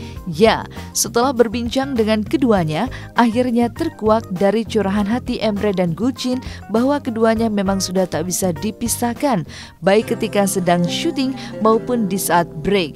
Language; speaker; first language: Indonesian; native; Indonesian